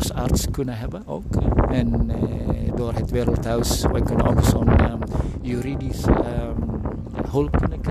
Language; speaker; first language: Dutch; non-native, fluent; Indonesian